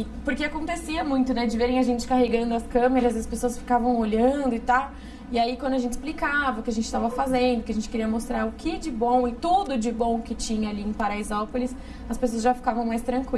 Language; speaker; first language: Portuguese; native; Portuguese